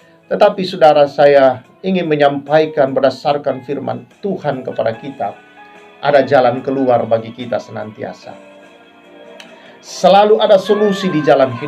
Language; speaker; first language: Indonesian; native; Indonesian